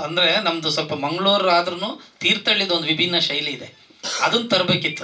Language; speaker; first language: Kannada; native; Kannada